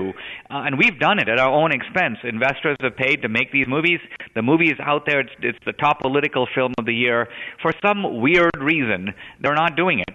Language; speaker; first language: English; non-native, local second language; Hindi